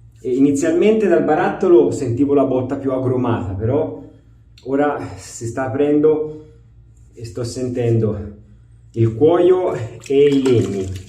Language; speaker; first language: Italian; native; Italian